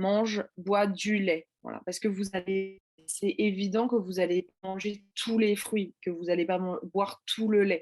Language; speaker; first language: French; native; French